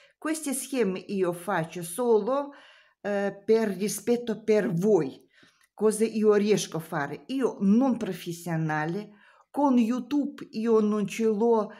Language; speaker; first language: Italian; non-native, learner; Russian